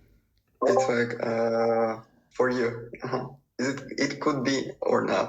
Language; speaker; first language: English; non-native, fluent; Russian